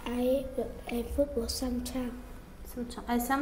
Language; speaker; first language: English; non-native, learner; Vietnamese